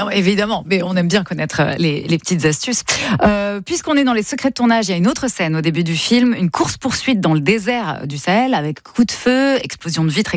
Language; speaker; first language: French; native; French